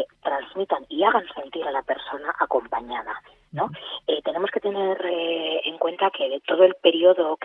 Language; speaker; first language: Spanish; native; Spanish